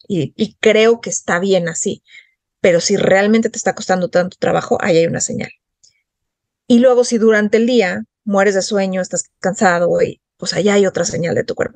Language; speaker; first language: Spanish; native; Spanish